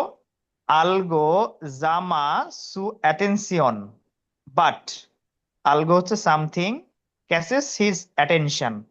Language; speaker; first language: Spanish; non-native, learner; Bangla